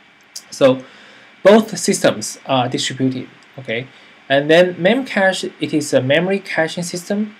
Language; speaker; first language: English; non-native, fluent; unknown